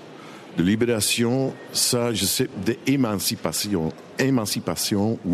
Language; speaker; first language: French; non-native, local second language; Dutch